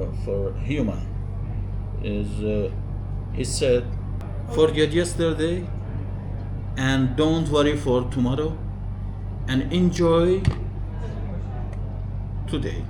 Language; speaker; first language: English; non-native, learner; Persian